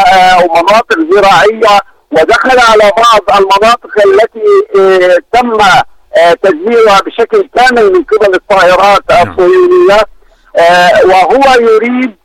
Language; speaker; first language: Arabic; native; Arabic